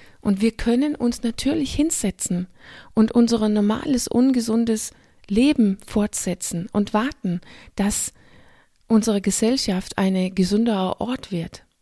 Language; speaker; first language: German; non-native, fluent; Danish